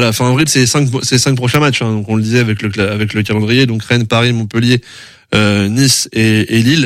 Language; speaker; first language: French; native; French